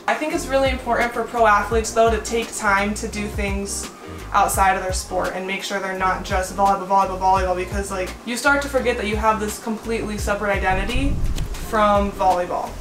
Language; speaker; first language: English; native; English